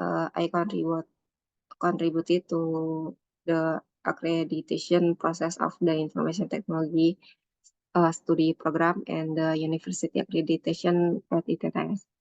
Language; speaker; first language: English; non-native, learner; Indonesian